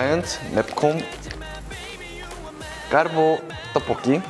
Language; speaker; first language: Korean; non-native, fluent; English